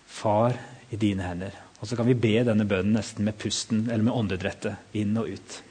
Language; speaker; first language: Norwegian; native; Norwegian